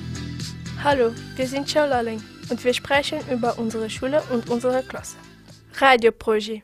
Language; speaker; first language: German; non-native, local second language; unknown